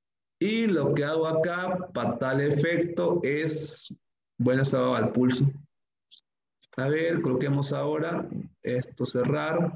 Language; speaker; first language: Spanish; native; Spanish